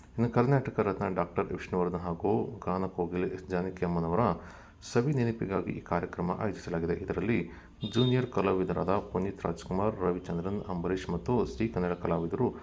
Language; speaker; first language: Kannada; native; Kannada